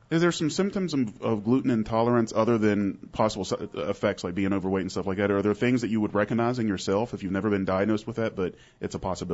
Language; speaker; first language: English; native; English